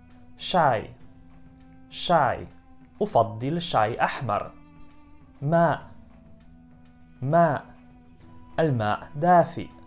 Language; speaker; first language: Arabic; non-native, fluent; Polish